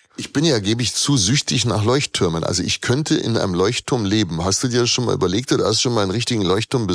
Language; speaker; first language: German; native; German